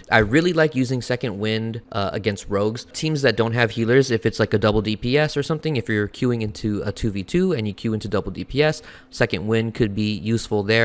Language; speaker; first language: English; native; English